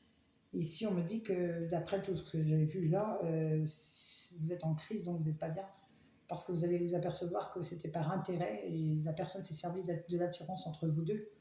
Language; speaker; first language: French; native; French